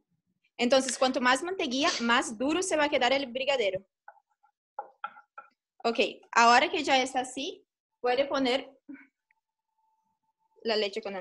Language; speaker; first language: Spanish; non-native, fluent; Portuguese